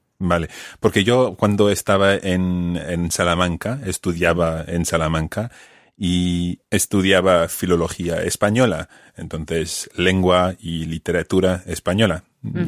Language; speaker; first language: Spanish; non-native, fluent; English